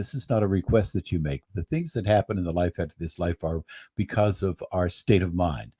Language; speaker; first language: English; native; English